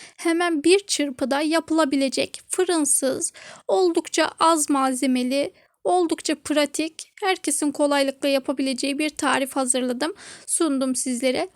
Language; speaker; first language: Turkish; native; Turkish